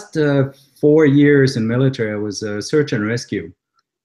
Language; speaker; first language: English; native; English